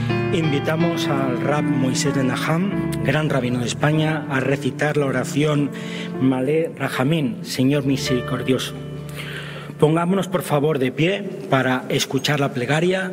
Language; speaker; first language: Spanish; native; Spanish